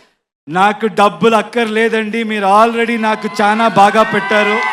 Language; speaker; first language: Telugu; non-native, learner; Kannada